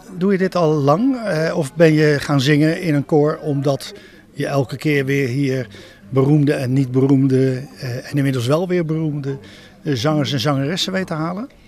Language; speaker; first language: Dutch; native; Dutch